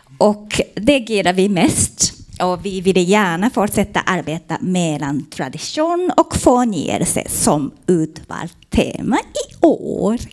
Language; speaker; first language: Swedish; non-native, fluent; Japanese